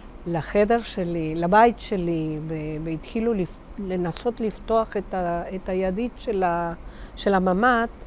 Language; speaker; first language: Hebrew; non-native, fluent; Spanish